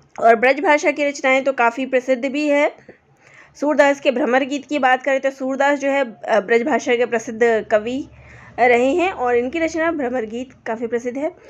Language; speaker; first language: Hindi; native; Hindi